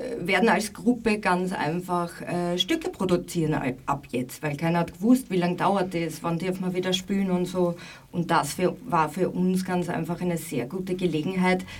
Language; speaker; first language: German; native; German